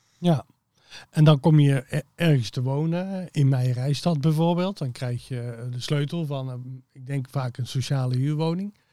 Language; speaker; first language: Dutch; native; Dutch